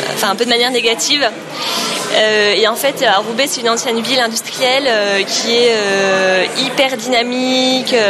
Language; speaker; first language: French; native; French